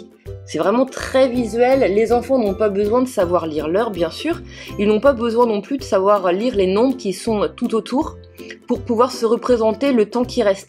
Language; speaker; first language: French; native; French